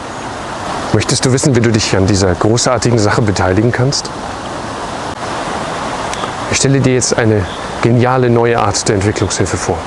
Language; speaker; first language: German; native; German